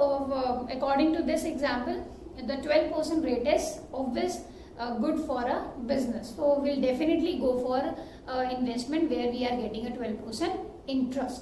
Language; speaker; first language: English; non-native, local second language; Hindi